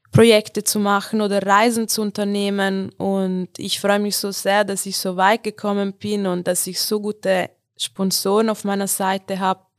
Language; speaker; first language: German; non-native, local second language; Ladin